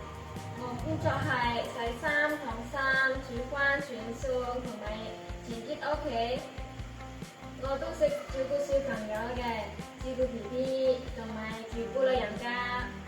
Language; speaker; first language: Cantonese; non-native, learner; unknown